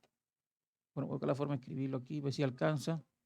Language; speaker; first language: Spanish; native; Spanish